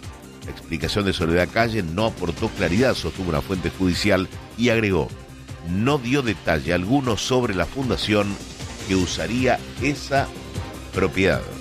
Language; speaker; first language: Spanish; native; Spanish